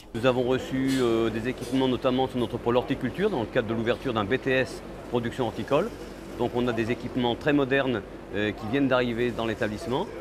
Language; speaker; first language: French; native; French